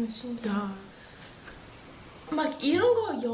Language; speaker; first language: Korean; early bilingual, heritage; English